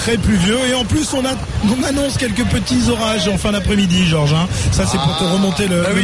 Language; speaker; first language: French; native; French